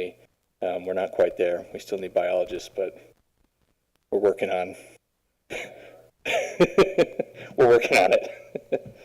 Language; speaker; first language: English; native; English